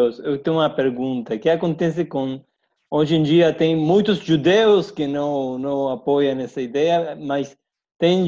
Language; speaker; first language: Portuguese; non-native, fluent; Spanish